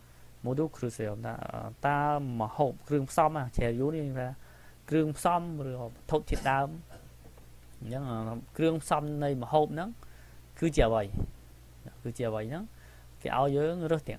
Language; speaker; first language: Korean; non-native, fluent; Khmer